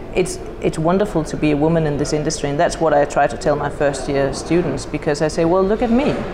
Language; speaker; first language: English; non-native, fluent; Danish